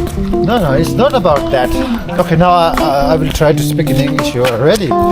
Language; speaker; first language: English; non-native, fluent; Tibetan